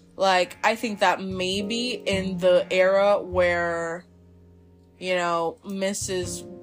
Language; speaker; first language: English; non-native, local second language; Spanish